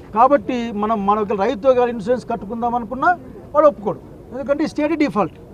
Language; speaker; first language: Telugu; native; Telugu